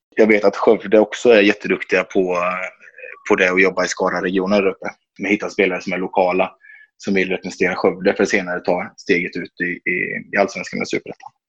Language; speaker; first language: Swedish; native; Swedish